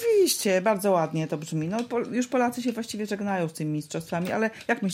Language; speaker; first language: Polish; native; Polish